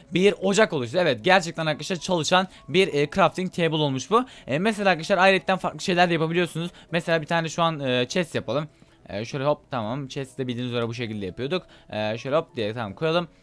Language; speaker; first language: Turkish; native; Turkish